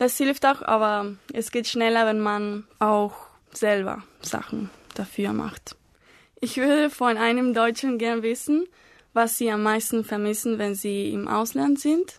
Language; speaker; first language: German; non-native, learner; Spanish